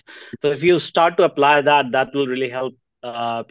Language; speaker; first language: English; non-native, local second language; Punjabi